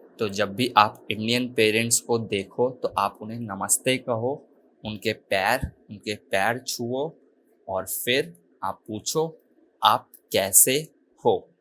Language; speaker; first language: Hindi; native; Hindi